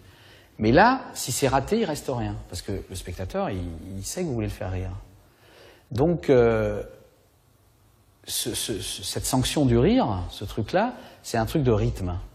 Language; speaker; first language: French; native; French